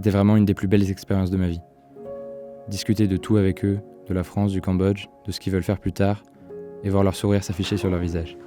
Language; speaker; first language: French; native; French